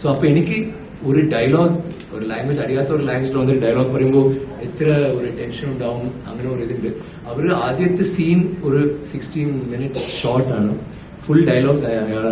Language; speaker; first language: Malayalam; non-native, learner; Tamil